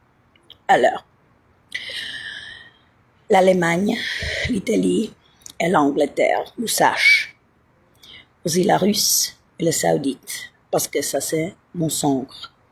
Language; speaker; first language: French; non-native, learner; Italian